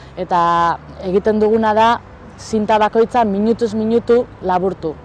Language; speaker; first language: Basque; native; Basque